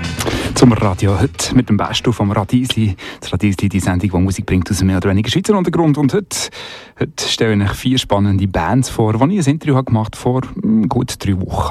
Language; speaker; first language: German; native; German